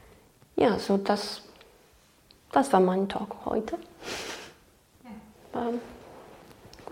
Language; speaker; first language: German; non-native, fluent; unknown